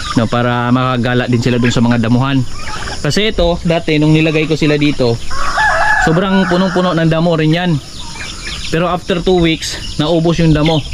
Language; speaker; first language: Filipino; non-native, local second language; Cebuano